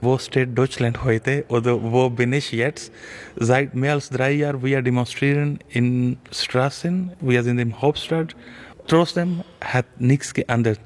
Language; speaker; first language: German; non-native, learner; Urdu